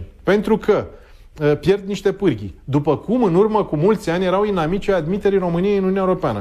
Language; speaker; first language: Romanian; native; Romanian